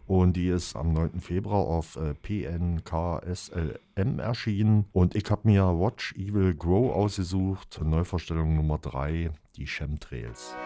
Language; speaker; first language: German; native; German